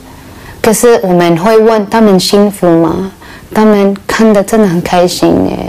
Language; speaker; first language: Chinese; non-native, fluent; Cebuano